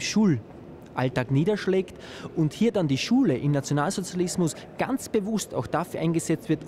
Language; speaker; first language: German; native; German